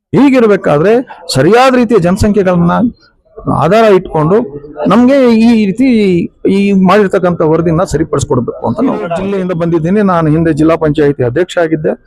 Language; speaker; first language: Kannada; non-native, local second language; Lambadi